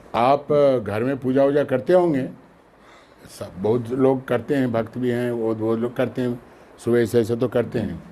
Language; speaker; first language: Hindi; non-native, local second language; Bangla